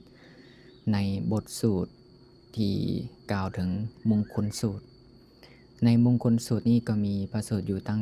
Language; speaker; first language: Thai; non-native, local second language; Northeastern Thai